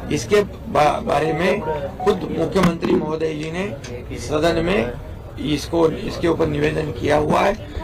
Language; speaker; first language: Hindi; non-native, local second language; Marathi